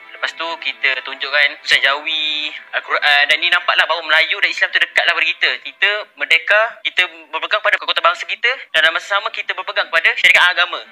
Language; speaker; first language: Malay; native; Malay